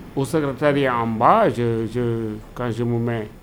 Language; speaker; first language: English; non-native, fluent; Arabic